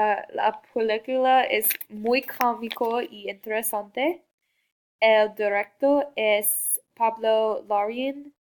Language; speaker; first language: Spanish; non-native, learner; English